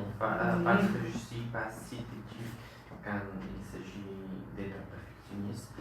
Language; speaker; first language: French; non-native, fluent; Bulgarian